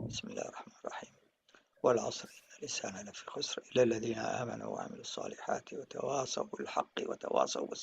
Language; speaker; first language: Arabic; native; Arabic